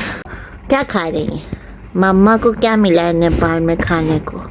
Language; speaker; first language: Hindi; non-native, learner; Bangla